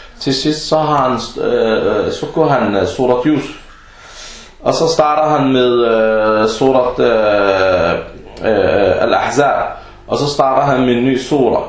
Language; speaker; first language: Danish; early bilingual, other home language; Arabic